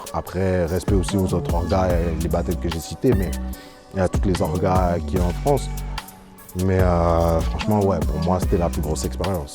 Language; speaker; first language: French; native; French